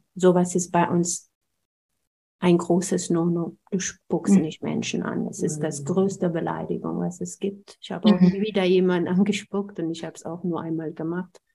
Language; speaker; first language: German; non-native, fluent; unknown